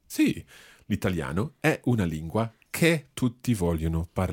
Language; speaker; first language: Italian; non-native, fluent; English